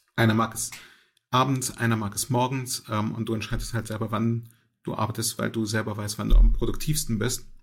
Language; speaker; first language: German; early bilingual, other home language; Russian